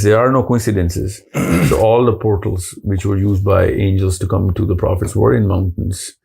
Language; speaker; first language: English; non-native, local second language; Urdu